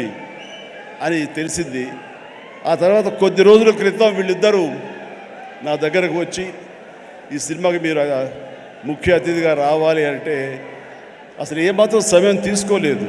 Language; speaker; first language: Telugu; native; Telugu